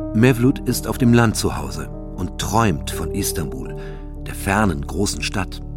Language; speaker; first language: German; native; German